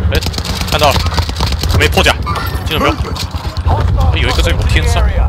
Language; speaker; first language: Chinese; native; Chinese